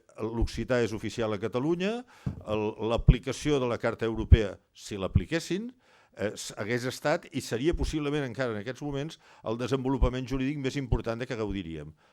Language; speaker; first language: Catalan; non-native, local second language; Occitan